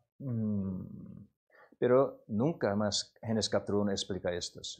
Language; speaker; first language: Spanish; non-native, learner; Korean